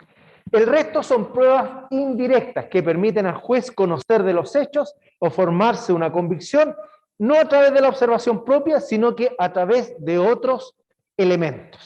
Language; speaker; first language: Spanish; native; Spanish